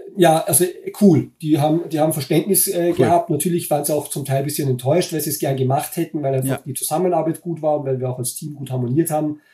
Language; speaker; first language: German; native; German